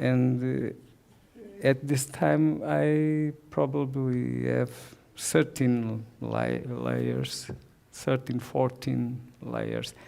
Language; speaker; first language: English; non-native, learner; Portuguese